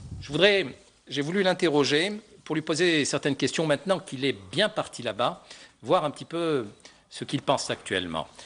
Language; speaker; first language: French; non-native, local second language; Arabic